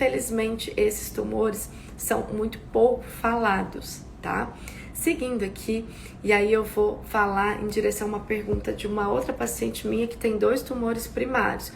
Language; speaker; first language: Portuguese; native; Portuguese